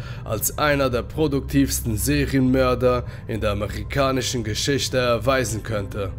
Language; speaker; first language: German; native; German